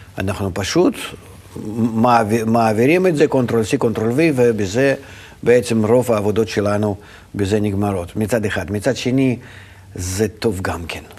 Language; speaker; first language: Hebrew; non-native, fluent; Russian